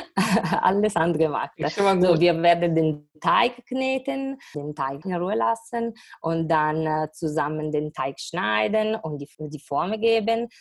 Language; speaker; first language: German; non-native, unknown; Italian